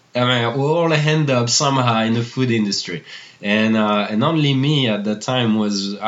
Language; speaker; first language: English; non-native, fluent; French